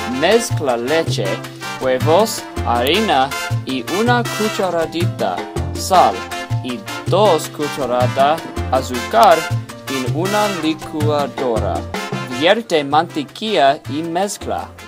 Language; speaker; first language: Spanish; non-native, learner; English